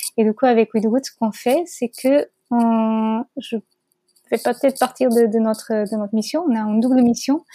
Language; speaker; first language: French; non-native, fluent; Portuguese